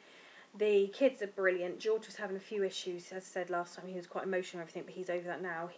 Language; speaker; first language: English; native; English